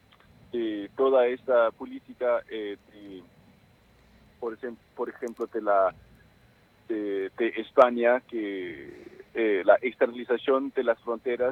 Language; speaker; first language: Spanish; non-native, fluent; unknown